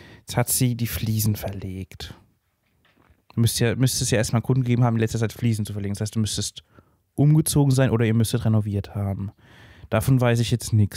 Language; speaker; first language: German; native; German